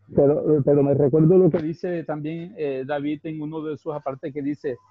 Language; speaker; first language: Spanish; native; Spanish